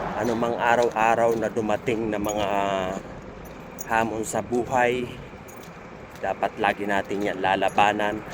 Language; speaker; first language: Filipino; non-native, local second language; Bikol